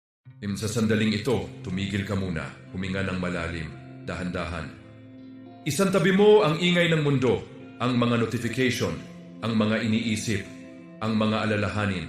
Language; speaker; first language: Filipino; native; Filipino